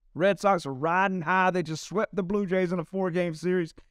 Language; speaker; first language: English; native; English